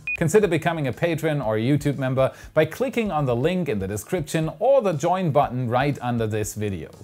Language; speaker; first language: English; non-native, fluent; German